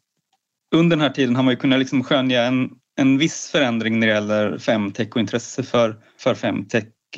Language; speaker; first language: Swedish; native; Swedish